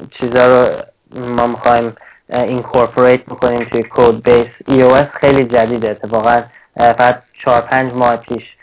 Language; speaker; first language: Persian; early bilingual, heritage; Persian